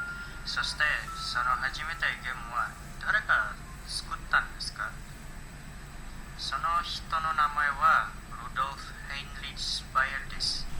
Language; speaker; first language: Japanese; non-native, learner; Indonesian